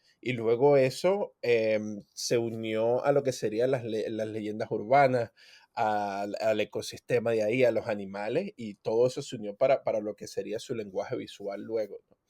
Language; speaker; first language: Spanish; native; Spanish